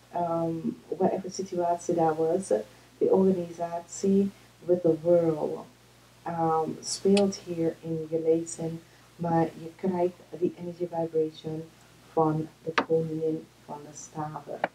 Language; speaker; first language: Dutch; non-native, fluent; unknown